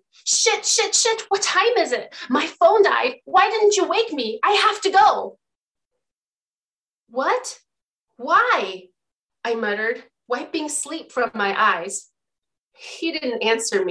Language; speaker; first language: English; early bilingual, other home language; Chinese